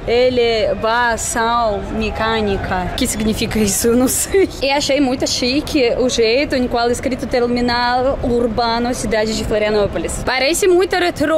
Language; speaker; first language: Portuguese; non-native, fluent; Russian